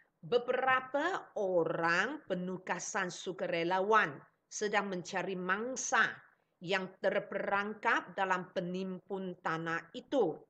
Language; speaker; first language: Malay; non-native, local second language; Chinese